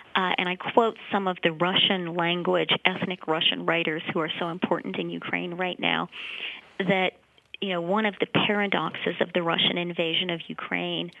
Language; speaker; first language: English; early bilingual, other home language; Ukrainian